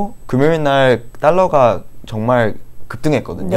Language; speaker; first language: Korean; native; Korean